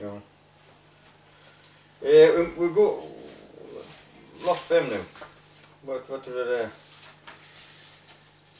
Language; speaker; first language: Swedish; non-native, learner; English